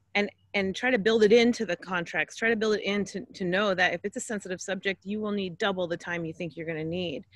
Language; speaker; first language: English; native; English